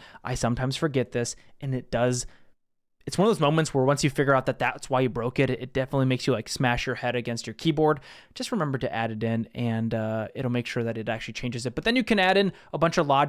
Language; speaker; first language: English; native; English